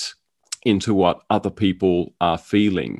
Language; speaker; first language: English; native; English